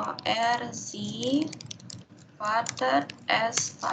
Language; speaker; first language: German; non-native, fluent; Indonesian